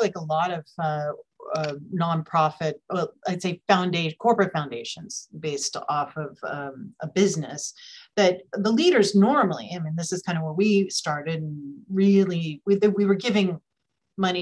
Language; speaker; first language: English; native; English